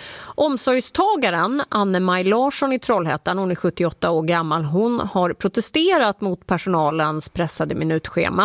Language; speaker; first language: Swedish; native; Swedish